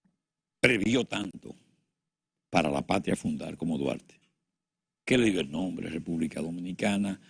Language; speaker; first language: Spanish; native; Spanish